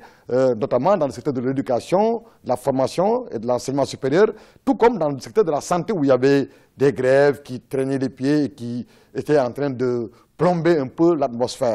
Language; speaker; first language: French; non-native, local second language; Wolof